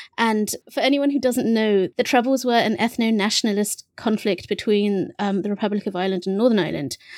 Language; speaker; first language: English; early bilingual, other home language; Bangla